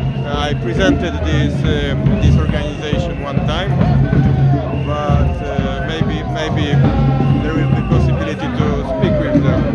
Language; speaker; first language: English; non-native, fluent; Polish